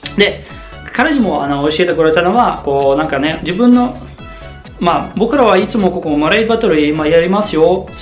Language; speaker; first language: Japanese; non-native, fluent; German